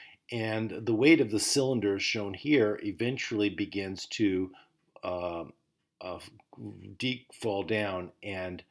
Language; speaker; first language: English; native; English